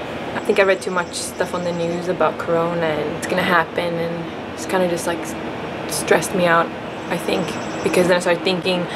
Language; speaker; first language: English; non-native, fluent; Swedish